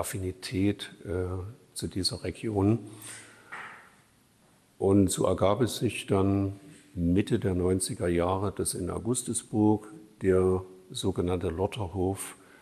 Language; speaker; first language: German; native; German